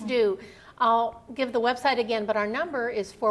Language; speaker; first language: English; native; English